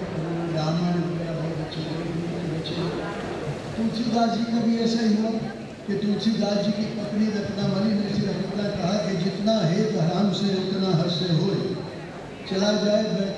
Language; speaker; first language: Hindi; native; Hindi